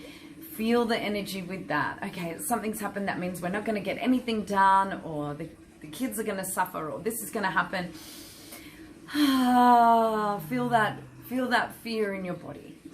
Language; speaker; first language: English; native; English